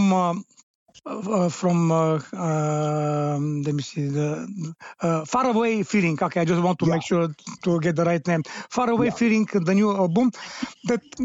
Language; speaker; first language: English; non-native, fluent; Bulgarian